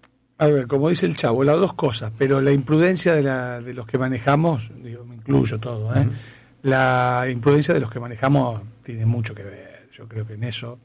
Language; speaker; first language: Spanish; native; Spanish